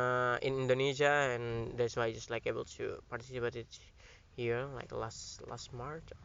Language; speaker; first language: English; non-native, learner; Indonesian